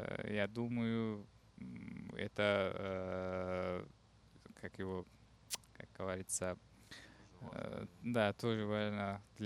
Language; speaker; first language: Russian; non-native, learner; Uzbek